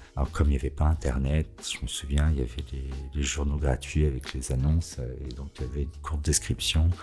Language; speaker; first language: French; native; French